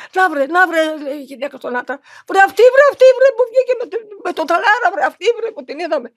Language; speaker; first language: Greek; early bilingual, heritage; Greek